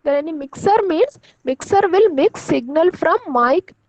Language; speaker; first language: English; non-native, local second language; Malayalam